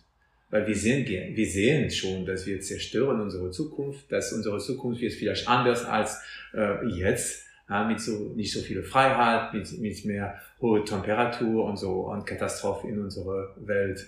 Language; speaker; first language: German; non-native, fluent; French